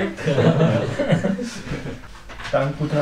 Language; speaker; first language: German; non-native, learner; Persian